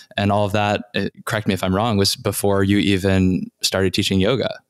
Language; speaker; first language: English; native; English